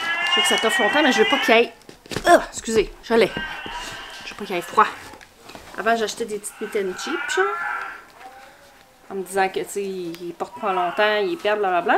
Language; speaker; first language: French; native; French